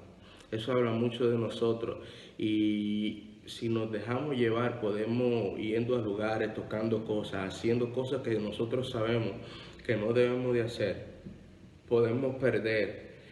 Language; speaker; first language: Spanish; native; Spanish